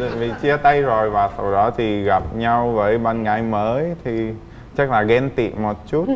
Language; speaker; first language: Vietnamese; non-native, fluent; Czech